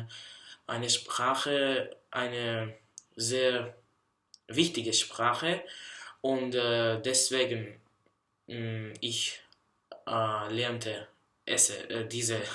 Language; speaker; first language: German; non-native, learner; Russian